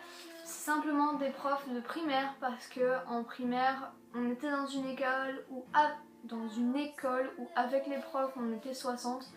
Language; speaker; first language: French; native; French